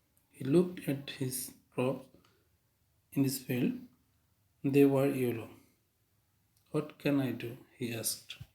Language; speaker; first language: English; non-native, local second language; Bangla